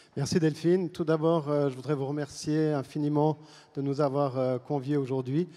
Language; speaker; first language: French; native; French